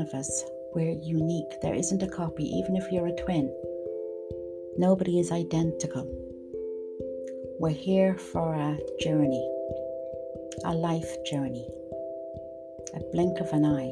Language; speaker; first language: English; native; English